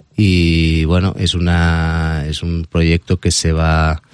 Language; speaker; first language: Spanish; native; Spanish